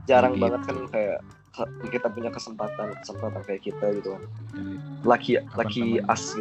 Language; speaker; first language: Indonesian; native; Indonesian